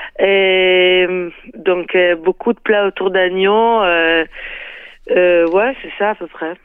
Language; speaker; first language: French; non-native, fluent; Hebrew